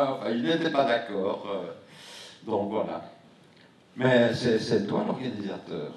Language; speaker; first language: French; native; French